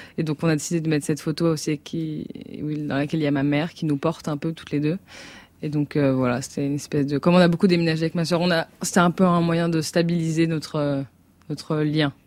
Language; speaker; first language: French; native; French